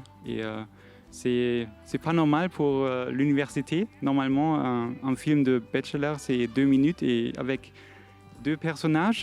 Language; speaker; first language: French; non-native, fluent; German